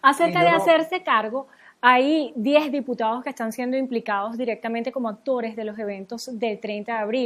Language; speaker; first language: Spanish; native; Spanish